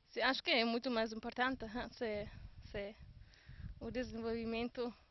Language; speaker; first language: Portuguese; non-native, fluent; German